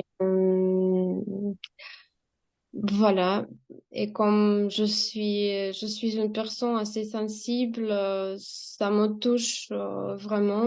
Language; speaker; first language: French; non-native, fluent; Russian